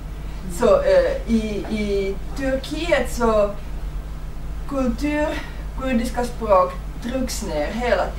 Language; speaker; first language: Swedish; non-native, fluent; Finnish